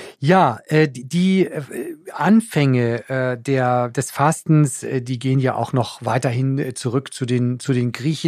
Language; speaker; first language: German; native; German